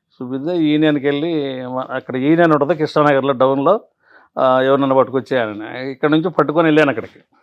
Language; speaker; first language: Telugu; native; Telugu